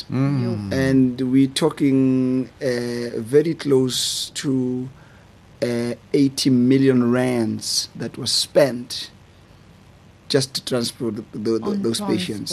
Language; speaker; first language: English; non-native, local second language; Southern Sotho